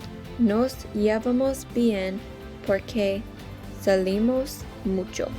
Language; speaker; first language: Spanish; non-native, learner; English